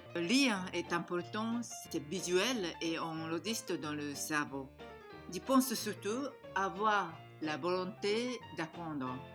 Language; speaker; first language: French; non-native, fluent; Japanese